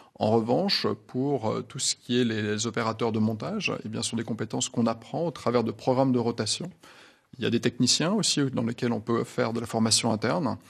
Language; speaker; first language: French; native; French